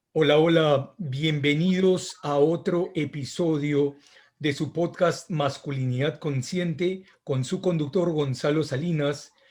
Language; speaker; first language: Spanish; native; Spanish